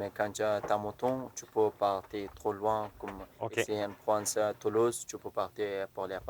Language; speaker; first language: French; non-native, learner; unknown